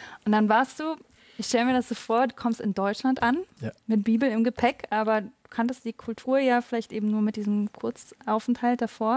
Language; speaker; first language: German; native; German